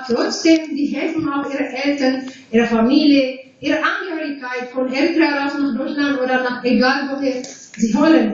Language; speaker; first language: German; non-native, fluent; Tigrinya